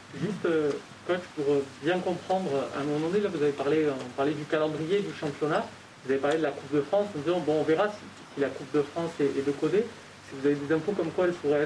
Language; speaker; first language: French; native; French